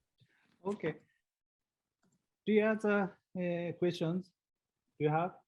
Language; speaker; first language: English; non-native, learner; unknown